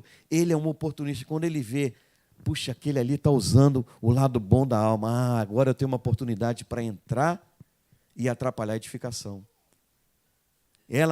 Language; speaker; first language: Portuguese; native; Portuguese